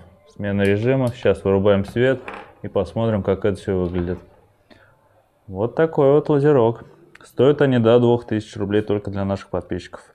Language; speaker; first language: Russian; native; Russian